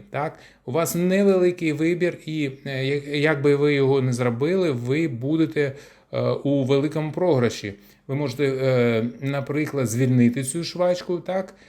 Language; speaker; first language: Ukrainian; non-native, local second language; Russian